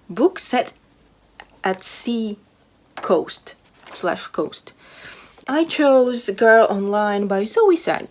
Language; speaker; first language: English; non-native, fluent; Latvian